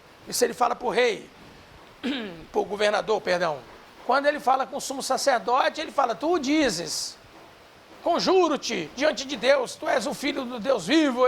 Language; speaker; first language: Portuguese; native; Portuguese